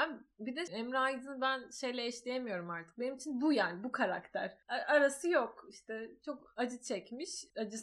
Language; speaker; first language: Turkish; native; Turkish